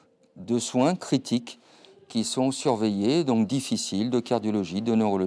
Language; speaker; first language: French; native; French